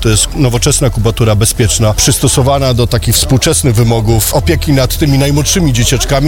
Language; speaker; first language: Polish; native; Polish